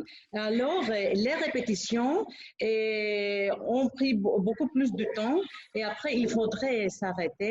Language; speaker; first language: French; non-native, fluent; Greek